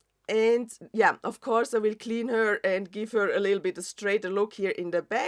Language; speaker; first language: English; non-native, fluent; German